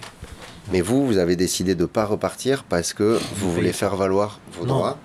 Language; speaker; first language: French; native; French